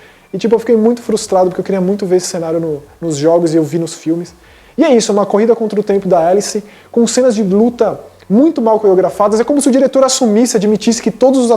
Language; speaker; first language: Portuguese; native; Portuguese